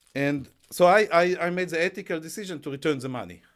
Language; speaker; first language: English; non-native, fluent; Hebrew